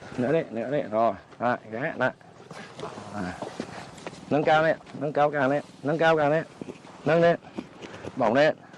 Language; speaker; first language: Vietnamese; native; Vietnamese